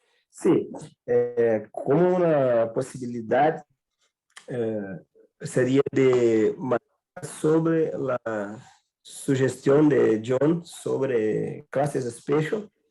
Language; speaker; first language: Spanish; non-native, learner; Portuguese